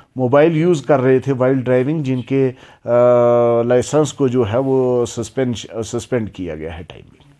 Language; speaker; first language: Hindi; non-native, local second language; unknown